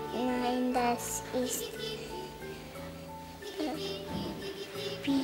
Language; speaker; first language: German; non-native, learner; Slovenian